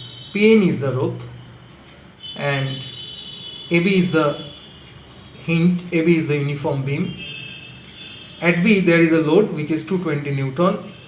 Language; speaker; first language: English; non-native, local second language; Bangla